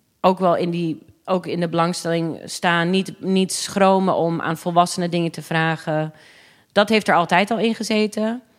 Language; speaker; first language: Dutch; early bilingual, other home language; English